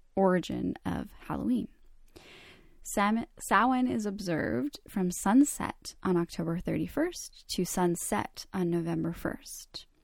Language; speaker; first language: English; early bilingual, other home language; Croatian